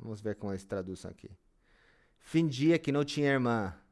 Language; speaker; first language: Portuguese; non-native, fluent; English